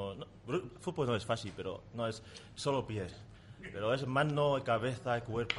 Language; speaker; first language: Spanish; non-native, learner; Tongan